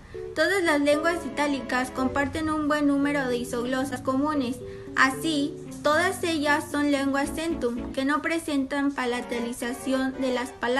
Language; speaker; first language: Spanish; native; Spanish